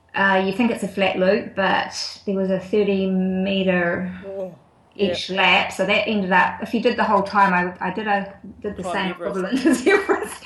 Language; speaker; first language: English; native; English